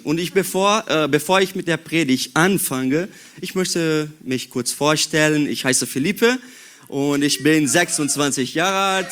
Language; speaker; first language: German; non-native, learner; Portuguese